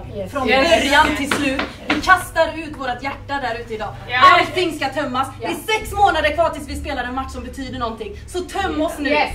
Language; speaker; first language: Swedish; native; Swedish